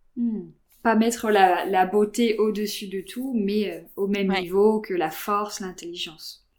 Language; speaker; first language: French; native; French